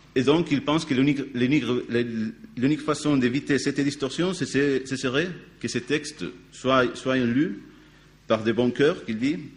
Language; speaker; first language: French; non-native, fluent; Spanish